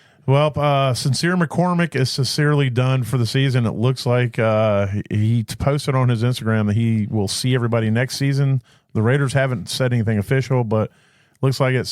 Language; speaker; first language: English; native; English